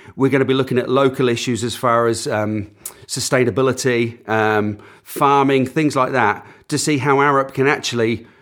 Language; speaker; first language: English; native; English